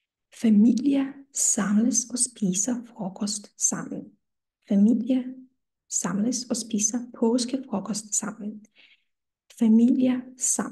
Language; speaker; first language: Danish; non-native, fluent; Russian